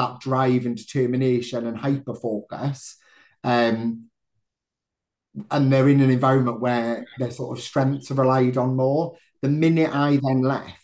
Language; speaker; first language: English; native; English